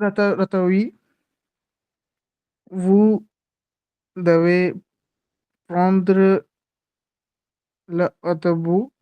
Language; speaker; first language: French; non-native, learner; Hindi